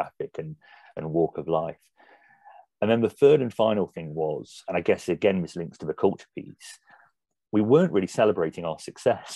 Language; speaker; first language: English; native; English